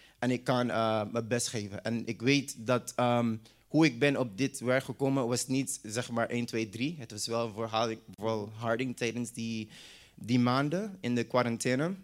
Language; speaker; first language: Dutch; non-native, local second language; English